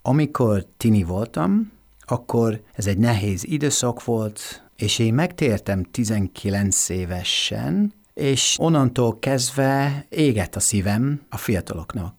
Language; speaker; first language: Hungarian; non-native, fluent; English